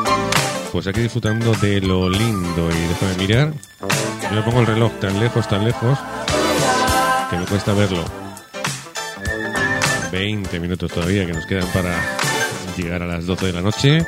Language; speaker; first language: Spanish; native; Spanish